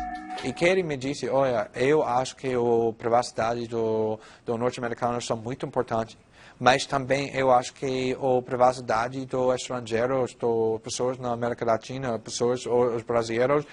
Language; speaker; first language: Portuguese; non-native, fluent; English